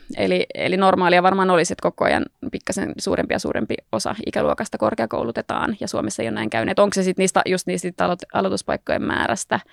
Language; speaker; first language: Finnish; native; Finnish